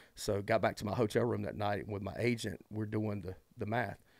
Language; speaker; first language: English; native; English